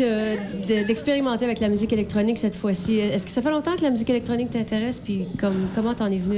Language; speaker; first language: French; native; French